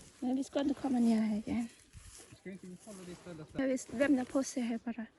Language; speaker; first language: Swedish; non-native, learner; Thai